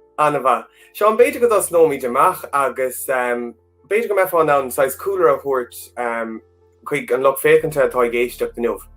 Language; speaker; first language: Irish; native; Irish